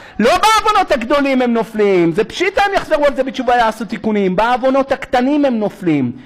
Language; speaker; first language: Hebrew; native; Hebrew